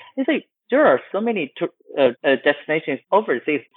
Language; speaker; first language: English; non-native, fluent; Chinese